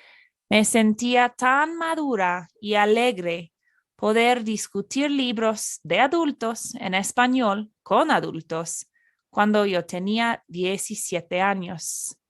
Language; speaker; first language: Spanish; non-native, fluent; English